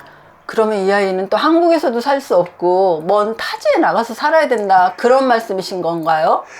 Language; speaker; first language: Korean; native; Korean